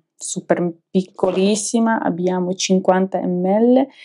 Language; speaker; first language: Italian; non-native, fluent; Ukrainian